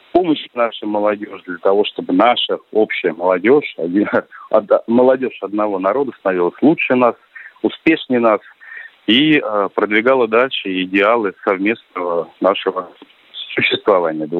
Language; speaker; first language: Russian; native; Russian